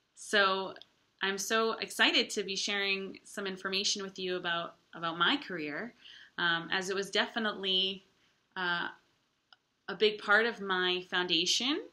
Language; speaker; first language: English; native; English